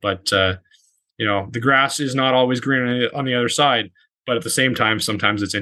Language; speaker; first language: English; native; English